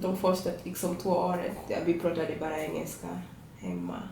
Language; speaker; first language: Swedish; non-native, fluent; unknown